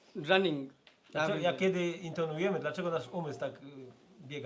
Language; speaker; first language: Polish; native; Polish